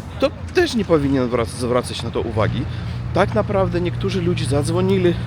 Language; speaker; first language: Polish; non-native, learner; Russian